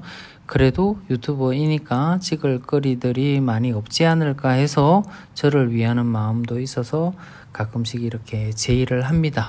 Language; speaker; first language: Korean; native; Korean